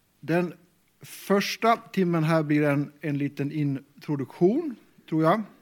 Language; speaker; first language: Swedish; non-native, local second language; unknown